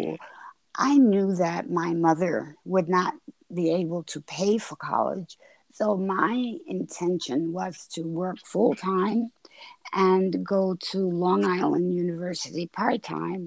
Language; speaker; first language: English; native; English